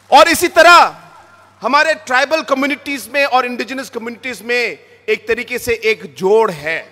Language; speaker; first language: Hindi; non-native, local second language; Garo